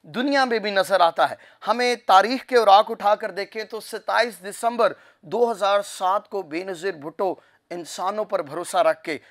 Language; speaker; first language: Urdu; non-native, local second language; Punjabi